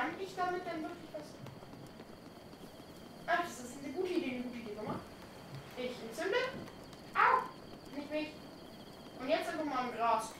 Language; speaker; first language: German; native; German